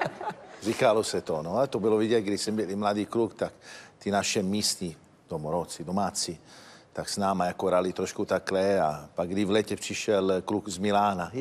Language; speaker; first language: Czech; non-native, fluent; Italian